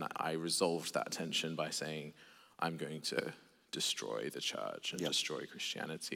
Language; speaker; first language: English; native; English